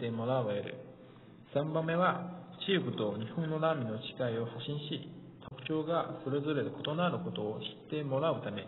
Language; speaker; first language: Japanese; non-native, fluent; Chinese